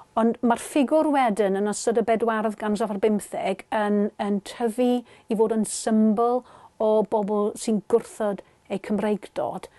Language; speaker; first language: Welsh; non-native, fluent; German